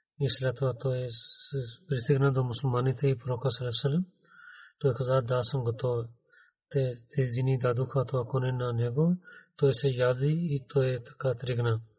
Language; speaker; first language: Bulgarian; non-native, learner; Urdu